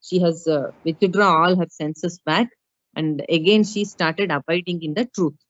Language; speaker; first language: English; non-native, local second language; Kannada